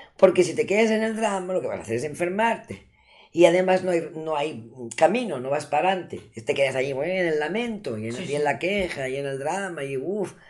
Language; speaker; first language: Spanish; non-native, local second language; Catalan